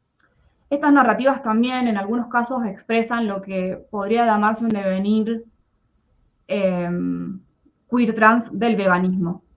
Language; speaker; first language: Spanish; native; Spanish